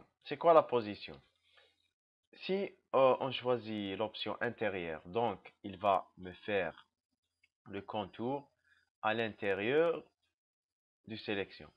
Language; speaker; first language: French; non-native, local second language; Arabic